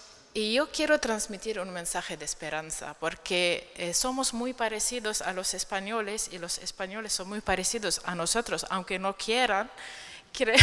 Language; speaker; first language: Spanish; non-native, fluent; Arabic